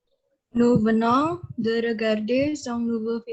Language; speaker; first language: French; non-native, learner; Indonesian